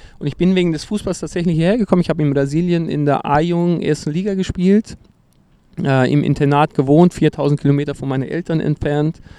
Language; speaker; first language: German; non-native, fluent; Portuguese